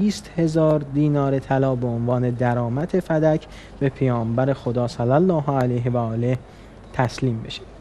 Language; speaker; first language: Persian; native; Persian